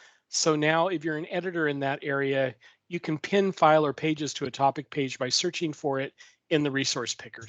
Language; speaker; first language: English; native; English